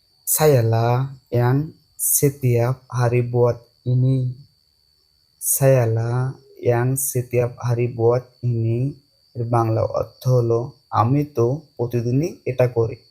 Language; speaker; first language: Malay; non-native, learner; Bangla